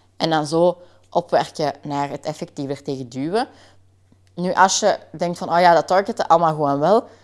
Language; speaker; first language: Dutch; native; Dutch